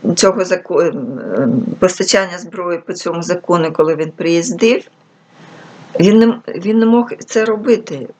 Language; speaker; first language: Ukrainian; non-native, local second language; Russian